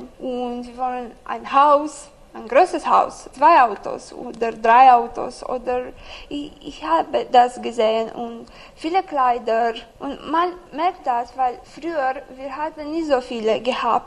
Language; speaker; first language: German; non-native, learner; Romanian